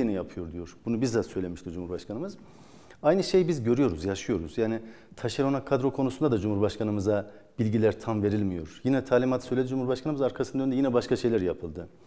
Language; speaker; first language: Turkish; native; Turkish